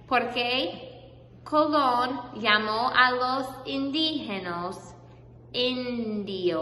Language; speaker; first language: Spanish; non-native, fluent; English